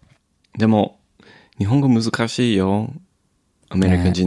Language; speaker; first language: Japanese; non-native, learner; English